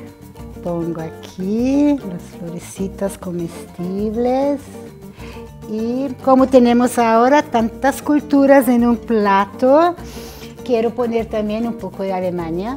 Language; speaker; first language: Spanish; non-native, fluent; Portuguese